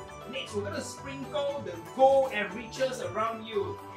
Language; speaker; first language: English; native; English